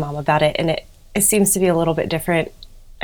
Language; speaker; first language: English; native; English